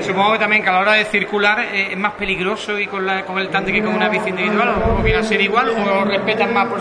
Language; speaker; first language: Spanish; native; Spanish